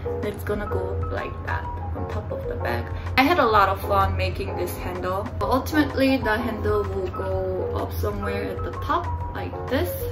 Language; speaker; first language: English; non-native, fluent; Korean